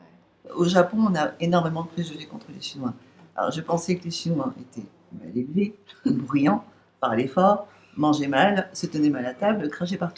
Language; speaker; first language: French; non-native, fluent; Japanese